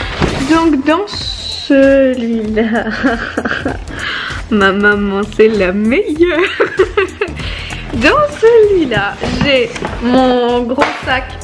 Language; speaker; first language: French; native; French